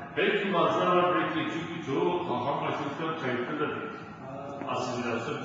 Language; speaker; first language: Turkish; native; Turkish